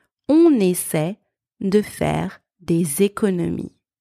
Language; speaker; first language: French; native; French